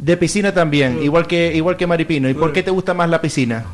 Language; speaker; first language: Spanish; native; Spanish